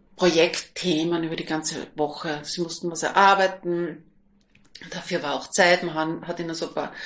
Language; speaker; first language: German; non-native, local second language; Slovenian